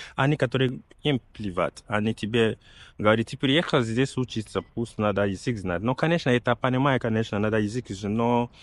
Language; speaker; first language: Russian; non-native, fluent; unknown